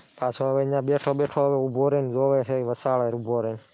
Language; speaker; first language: Gujarati; native; Gujarati